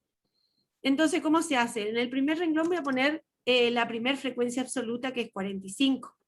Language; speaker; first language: Spanish; native; Spanish